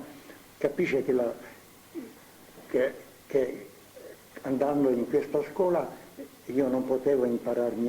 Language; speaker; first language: Italian; non-native, fluent; Slovenian